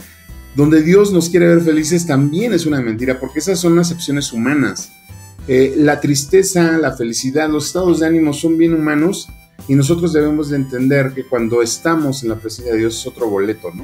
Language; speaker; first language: Spanish; native; Spanish